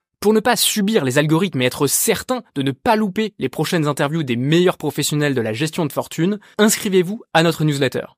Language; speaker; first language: French; native; French